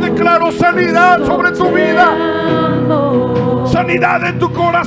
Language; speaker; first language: Spanish; native; Spanish